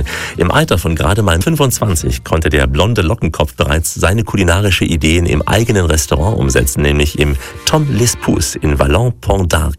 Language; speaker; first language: German; native; German